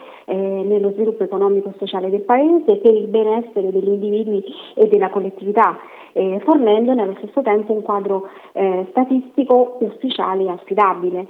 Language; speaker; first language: Italian; native; Italian